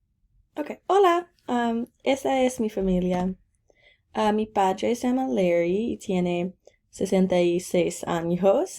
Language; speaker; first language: Spanish; non-native, learner; English